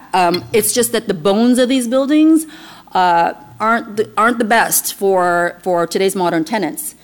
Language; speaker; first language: English; non-native, fluent; Chinese